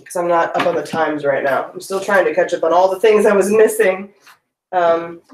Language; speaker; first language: English; native; English